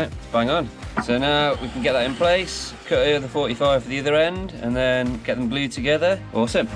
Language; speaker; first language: English; native; English